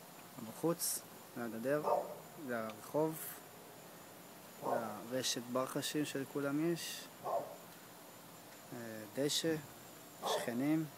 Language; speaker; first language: Hebrew; native; Hebrew